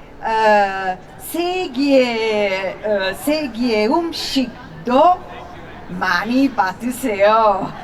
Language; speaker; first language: Korean; non-native, learner; Italian